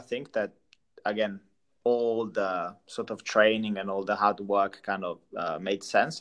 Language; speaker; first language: English; non-native, fluent; Italian